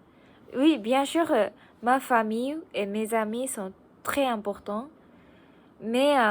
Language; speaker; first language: French; non-native, learner; Japanese